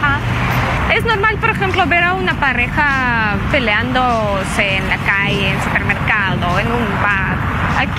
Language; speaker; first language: Spanish; non-native, fluent; Russian